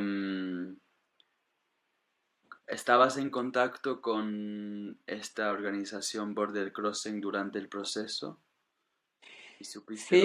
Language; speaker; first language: Spanish; non-native, fluent; English